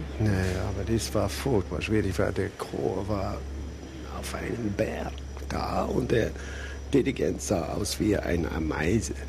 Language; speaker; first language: German; non-native, fluent; English